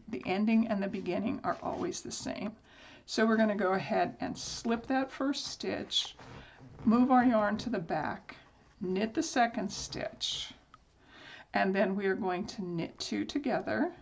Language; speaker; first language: English; native; English